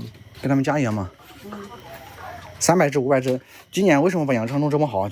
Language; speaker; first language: Chinese; native; Chinese